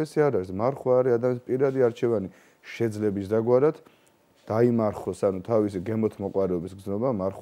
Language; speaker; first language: Georgian; native; Georgian